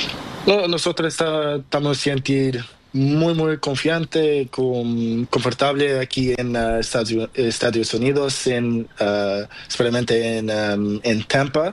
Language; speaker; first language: Spanish; non-native, learner; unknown